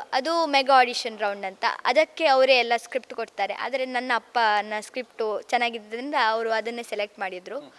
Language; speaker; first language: Kannada; native; Kannada